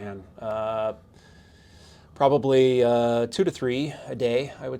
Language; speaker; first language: English; native; English